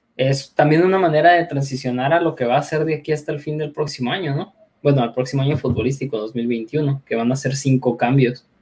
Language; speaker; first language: Spanish; native; Spanish